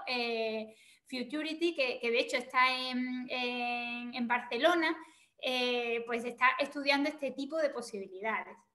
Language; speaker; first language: Spanish; native; Spanish